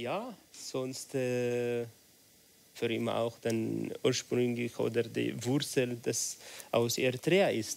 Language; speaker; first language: German; non-native, learner; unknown